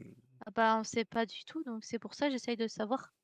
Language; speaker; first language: French; native; French